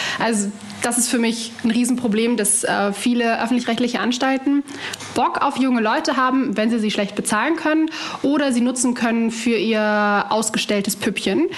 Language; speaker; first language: German; early bilingual, other home language; Arabic